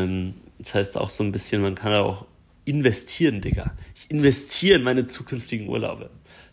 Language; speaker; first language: German; native; German